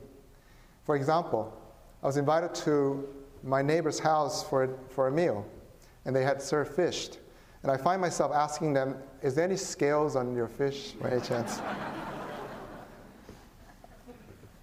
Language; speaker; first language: English; non-native, local second language; Chinese